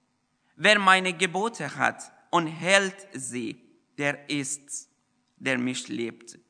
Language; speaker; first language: German; non-native, fluent; Persian